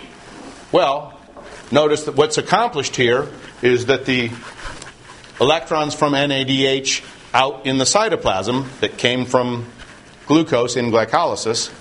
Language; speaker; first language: English; native; English